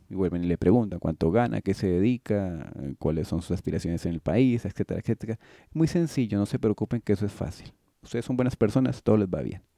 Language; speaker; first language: Spanish; native; Spanish